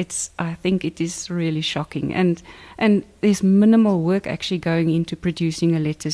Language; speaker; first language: English; non-native, local second language; Afrikaans